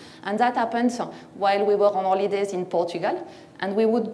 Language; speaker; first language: English; non-native, fluent; French